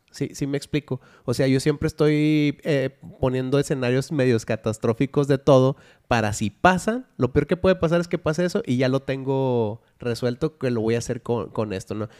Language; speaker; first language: Spanish; native; Spanish